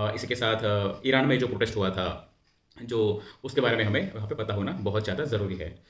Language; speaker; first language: Hindi; non-native, local second language; Marathi